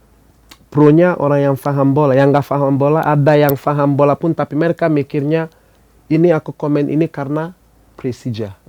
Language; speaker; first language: Indonesian; non-native, fluent; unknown